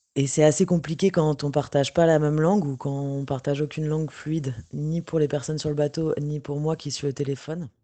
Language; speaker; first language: French; native; French